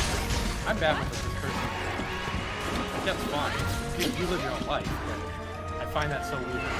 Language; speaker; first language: English; native; English